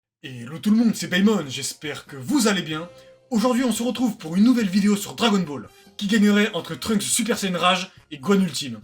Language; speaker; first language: French; native; French